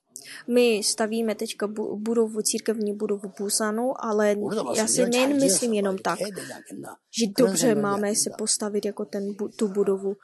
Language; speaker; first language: Czech; non-native, fluent; Korean